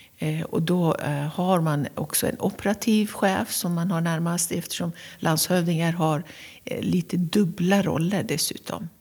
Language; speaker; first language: Swedish; non-native, fluent; Persian